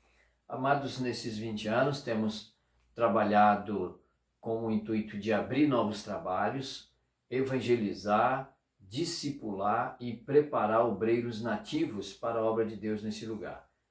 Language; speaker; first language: Portuguese; native; Portuguese